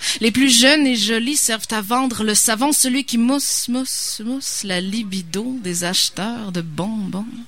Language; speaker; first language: French; native; French